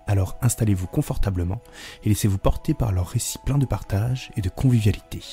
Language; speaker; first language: French; native; French